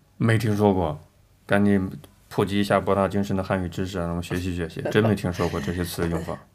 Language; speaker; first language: Chinese; native; Chinese